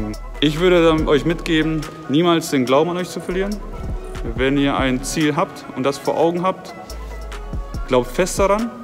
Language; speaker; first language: German; native; German